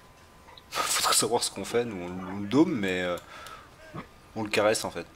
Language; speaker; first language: French; native; French